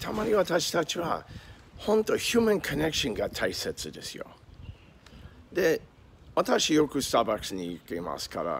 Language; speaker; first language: Japanese; non-native, learner; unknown